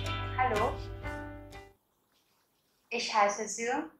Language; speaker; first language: German; non-native, fluent; Vietnamese